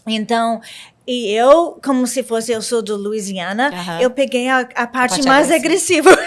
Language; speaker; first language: Portuguese; non-native, learner; English